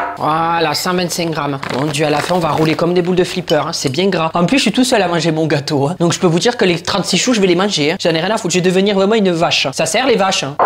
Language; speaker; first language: French; native; French